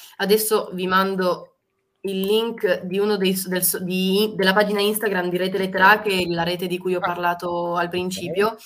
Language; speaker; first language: Italian; early bilingual, other home language; Spanish